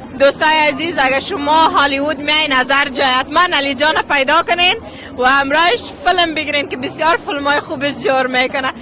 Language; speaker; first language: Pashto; early bilingual, heritage; Pashto